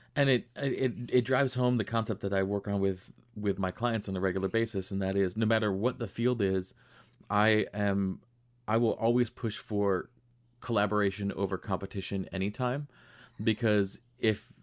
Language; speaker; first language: English; native; English